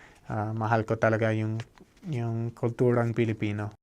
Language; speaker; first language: Filipino; non-native, fluent; English